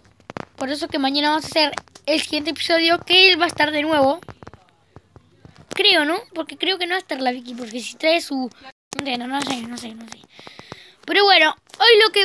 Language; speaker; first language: Spanish; native; Spanish